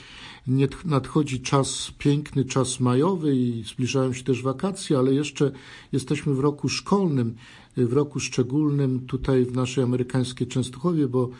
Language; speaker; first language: Polish; native; Polish